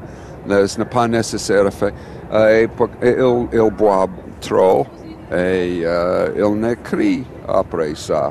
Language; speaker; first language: French; non-native, learner; English